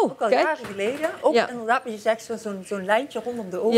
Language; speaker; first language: Dutch; native; Dutch